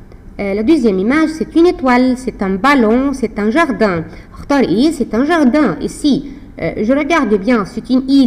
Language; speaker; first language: French; non-native, fluent; Arabic